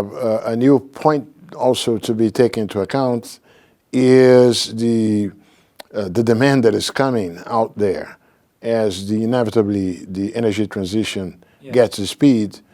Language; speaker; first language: English; non-native, fluent; Portuguese